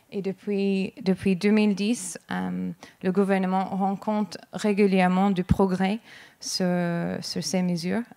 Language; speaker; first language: French; non-native, fluent; English